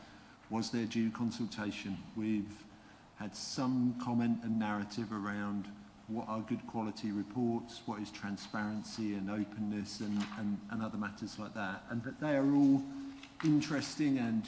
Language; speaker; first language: English; native; English